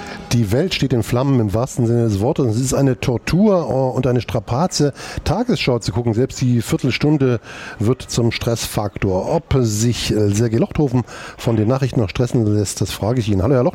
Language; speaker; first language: German; native; German